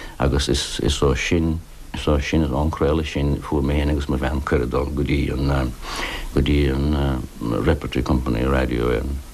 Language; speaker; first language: Irish; non-native, local second language; English